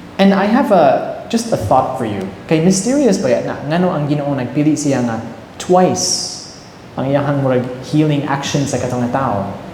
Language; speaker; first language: Cebuano; early bilingual, heritage; Cebuano